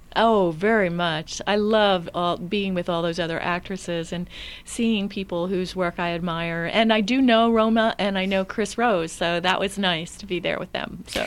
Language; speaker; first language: English; native; English